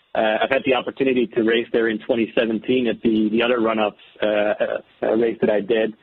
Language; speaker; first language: English; non-native, fluent; Dutch